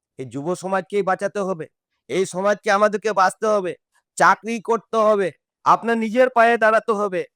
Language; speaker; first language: Bangla; non-native, local second language; Santali